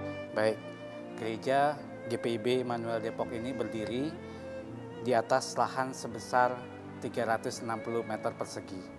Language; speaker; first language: Indonesian; native; Indonesian